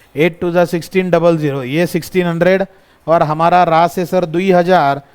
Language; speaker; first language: Hindi; non-native, local second language; Marathi